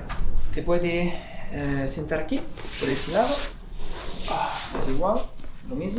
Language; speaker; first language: Spanish; non-native, fluent; Italian